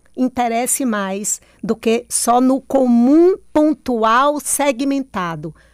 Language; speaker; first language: Portuguese; native; Portuguese